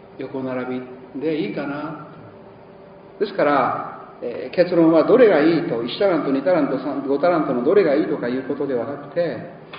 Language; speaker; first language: Japanese; native; Japanese